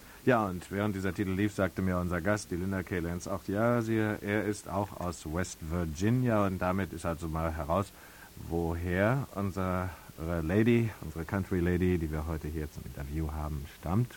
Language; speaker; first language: German; native; German